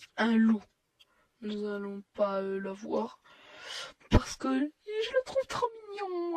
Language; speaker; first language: French; native; French